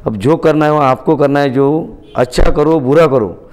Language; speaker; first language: Hindi; non-native, local second language; Marathi